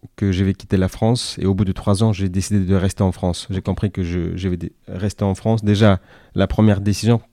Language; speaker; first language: French; non-native, fluent; Kyrgyz